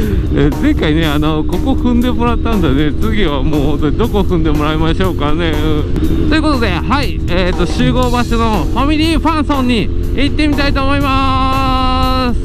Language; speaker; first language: Japanese; native; Japanese